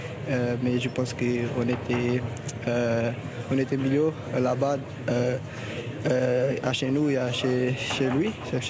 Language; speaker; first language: French; non-native, learner; Portuguese